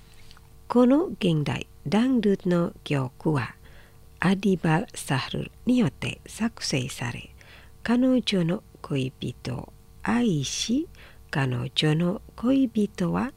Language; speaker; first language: Japanese; non-native, fluent; Indonesian